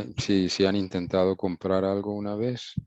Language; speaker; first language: Spanish; non-native, fluent; English